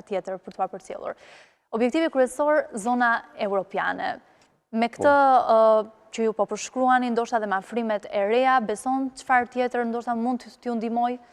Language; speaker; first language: Albanian; native; Albanian